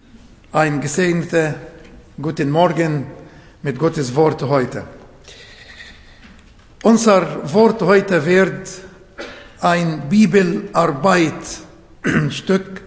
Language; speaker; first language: German; non-native, fluent; Arabic